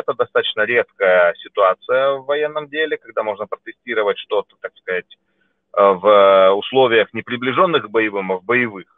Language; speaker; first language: Russian; native; Russian